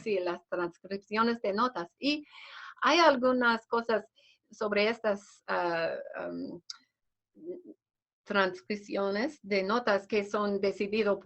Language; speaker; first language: Spanish; non-native, fluent; English